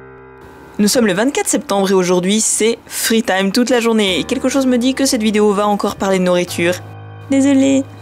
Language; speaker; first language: French; native; French